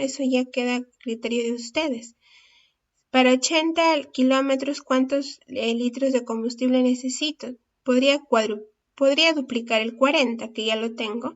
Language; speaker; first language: Spanish; native; Spanish